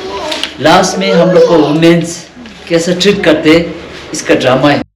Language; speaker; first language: Hindi; non-native, fluent; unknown